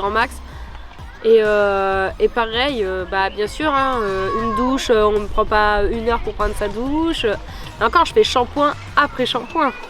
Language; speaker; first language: French; native; French